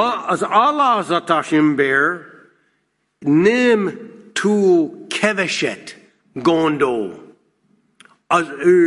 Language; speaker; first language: Hungarian; non-native, fluent; English